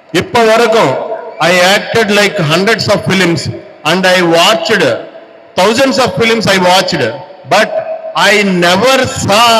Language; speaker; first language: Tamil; non-native, learner; Telugu